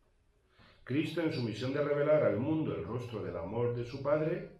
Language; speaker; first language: Spanish; native; Spanish